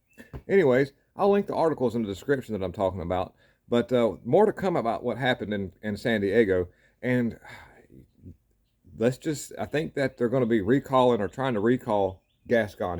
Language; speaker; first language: English; native; English